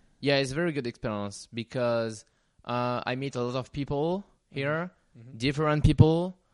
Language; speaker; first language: English; non-native, learner; French